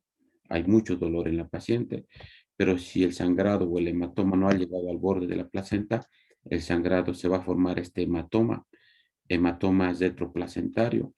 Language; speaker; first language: Spanish; native; Spanish